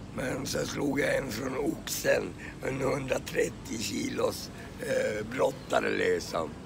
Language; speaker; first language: Swedish; non-native, fluent; Finnish